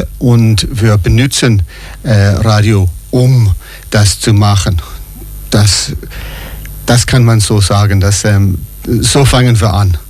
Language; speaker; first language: German; non-native, learner; English